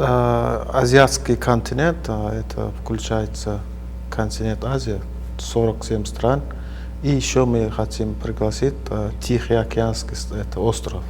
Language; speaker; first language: Russian; non-native, fluent; Turkmen